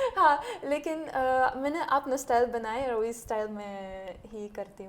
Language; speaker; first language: Hindi; non-native, fluent; Ukrainian